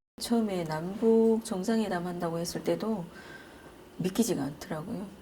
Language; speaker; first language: Korean; native; Korean